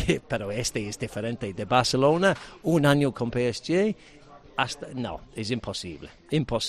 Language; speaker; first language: Spanish; non-native, learner; English